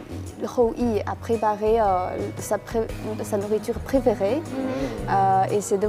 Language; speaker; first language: French; non-native, fluent; Chinese